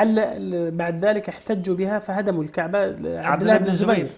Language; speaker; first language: Arabic; native; Arabic